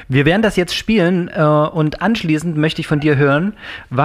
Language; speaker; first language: German; native; German